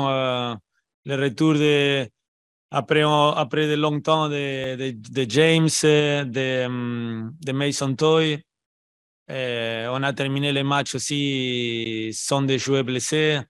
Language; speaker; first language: French; non-native, learner; Spanish